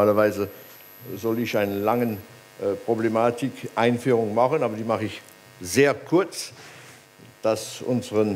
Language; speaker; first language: German; non-native, fluent; French